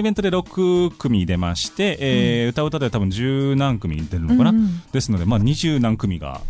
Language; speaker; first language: Japanese; native; Japanese